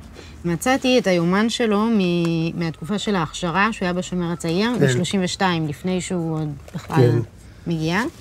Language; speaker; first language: Hebrew; native; Hebrew